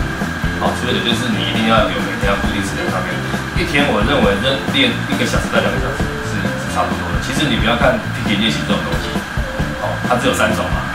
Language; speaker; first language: Chinese; native; Chinese